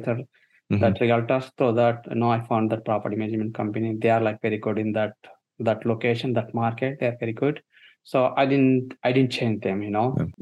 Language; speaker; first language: English; non-native, local second language; Telugu